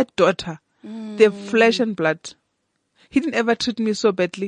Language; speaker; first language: English; non-native, local second language; Northern Sotho